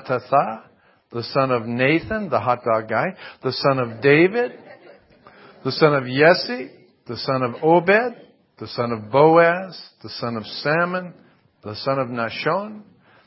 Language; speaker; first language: English; native; English